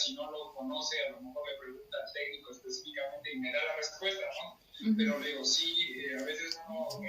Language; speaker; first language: Spanish; native; Spanish